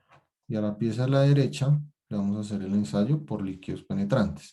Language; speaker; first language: Spanish; native; Spanish